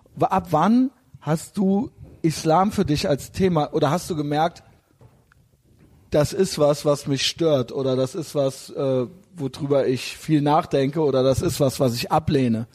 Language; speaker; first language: German; native; German